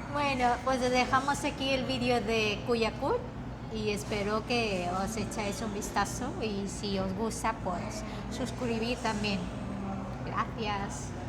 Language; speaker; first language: Spanish; non-native, fluent; Filipino